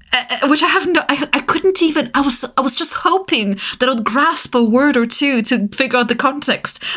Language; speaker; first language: English; non-native, fluent; Bulgarian